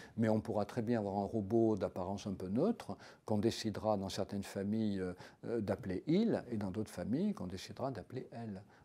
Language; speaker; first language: French; native; French